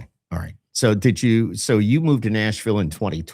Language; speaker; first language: English; native; English